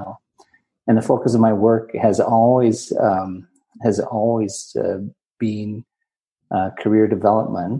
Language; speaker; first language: English; native; English